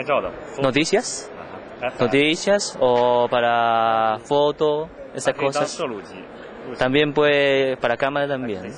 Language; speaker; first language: Spanish; non-native, learner; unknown